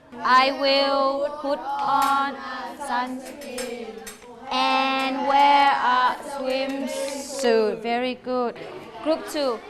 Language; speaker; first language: English; non-native, fluent; Thai